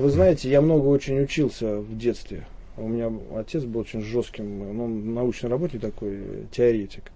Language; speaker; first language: Russian; native; Russian